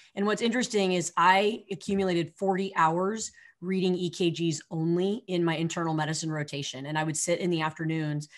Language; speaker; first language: English; native; English